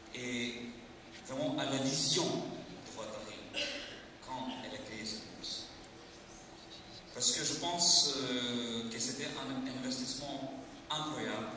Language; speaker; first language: French; non-native, fluent; Lithuanian